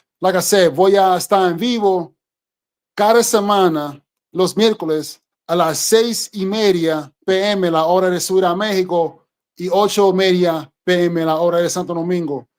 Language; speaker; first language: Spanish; non-native, fluent; English